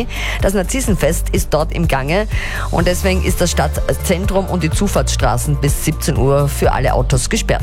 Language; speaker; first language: German; native; German